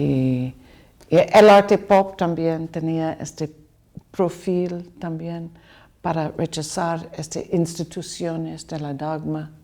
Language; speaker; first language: Spanish; non-native, learner; English